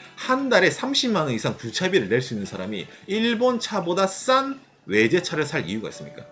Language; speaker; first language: Korean; native; Korean